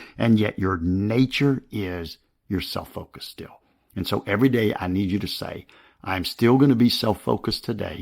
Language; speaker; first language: English; native; English